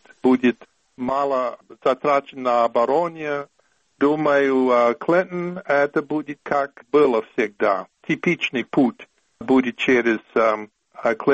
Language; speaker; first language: Russian; non-native, fluent; English